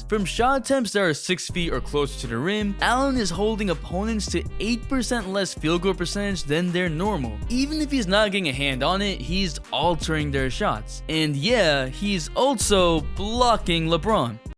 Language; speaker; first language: English; native; English